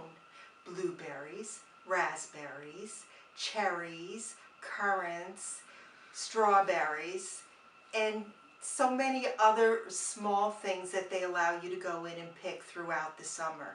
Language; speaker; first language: English; native; English